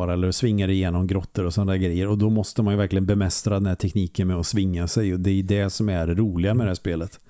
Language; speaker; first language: Swedish; native; Swedish